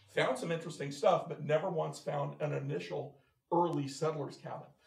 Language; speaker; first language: English; native; English